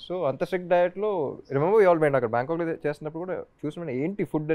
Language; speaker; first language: Telugu; native; Telugu